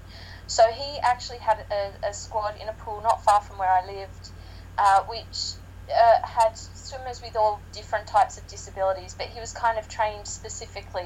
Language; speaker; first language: English; native; English